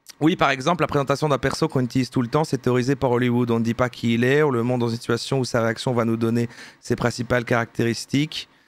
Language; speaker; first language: French; native; French